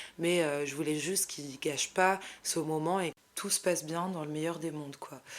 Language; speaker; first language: French; non-native, local second language; Arabic